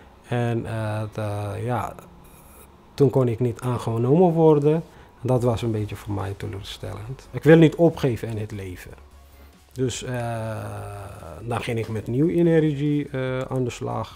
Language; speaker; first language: Dutch; non-native, fluent; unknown